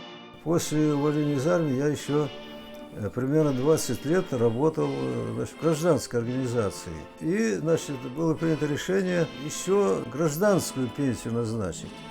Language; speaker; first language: Russian; native; Russian